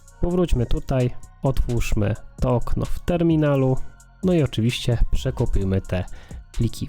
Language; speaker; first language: Polish; native; Polish